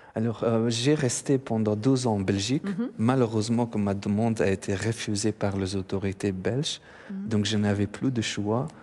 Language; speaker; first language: French; non-native, fluent; Persian